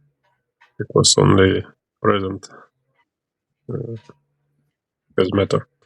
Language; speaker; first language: English; non-native, learner; Ukrainian